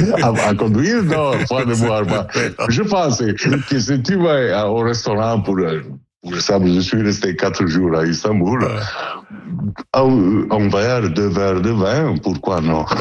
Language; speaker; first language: French; non-native, learner; Italian